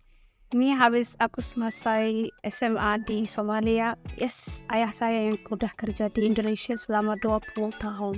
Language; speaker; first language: Indonesian; non-native, learner; Somali